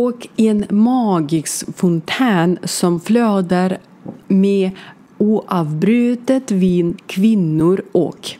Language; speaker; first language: Swedish; non-native, learner; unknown